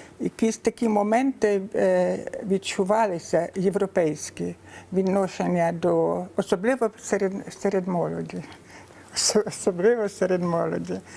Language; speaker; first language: Ukrainian; native; Ukrainian